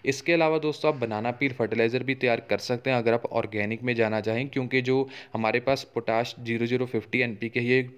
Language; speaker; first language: Hindi; native; Hindi